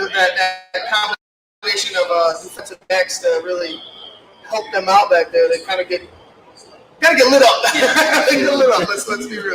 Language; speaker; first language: English; native; English